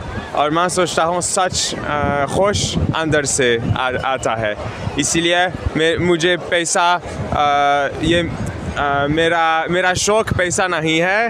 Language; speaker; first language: Hindi; non-native, learner; German